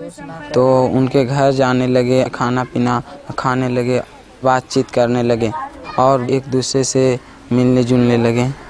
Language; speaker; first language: Hindi; non-native, local second language; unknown